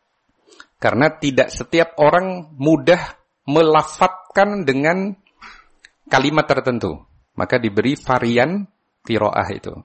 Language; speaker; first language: Indonesian; native; Indonesian